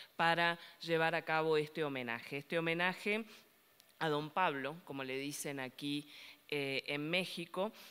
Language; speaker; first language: Spanish; native; Spanish